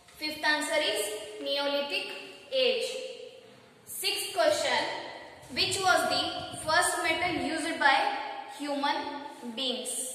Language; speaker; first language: English; non-native, local second language; Kannada